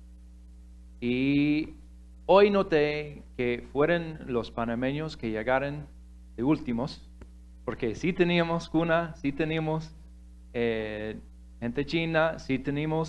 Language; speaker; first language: Spanish; non-native, fluent; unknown